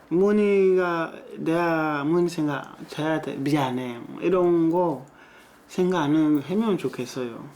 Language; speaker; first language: Korean; non-native, learner; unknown